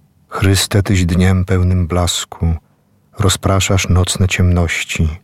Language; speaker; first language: Polish; native; Polish